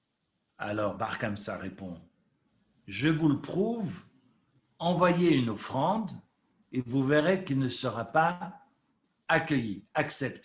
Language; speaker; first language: French; native; French